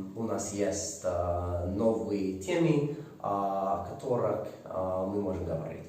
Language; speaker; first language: Russian; non-native, learner; English